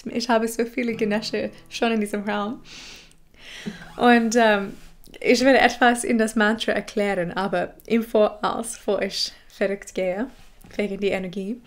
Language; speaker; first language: German; non-native, fluent; English